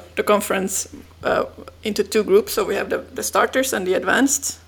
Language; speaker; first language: English; non-native, fluent; Finnish